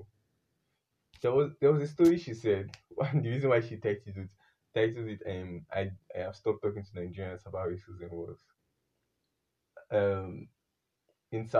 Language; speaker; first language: English; non-native, local second language; Yoruba